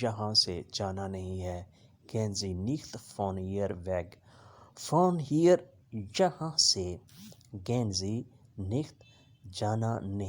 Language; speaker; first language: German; non-native, fluent; Urdu